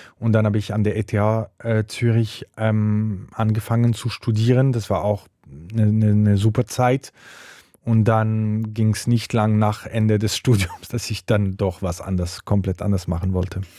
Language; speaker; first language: German; non-native, local second language; French